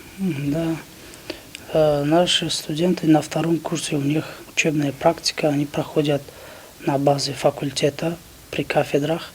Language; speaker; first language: Russian; non-native, local second language; Tajik